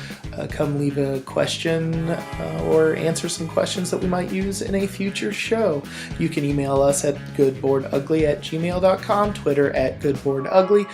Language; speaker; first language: English; native; English